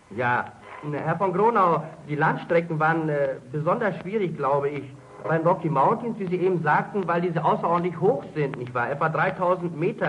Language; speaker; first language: German; native; German